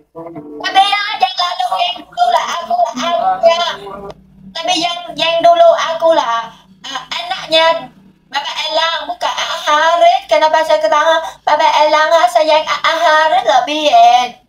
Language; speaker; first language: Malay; non-native, learner; Vietnamese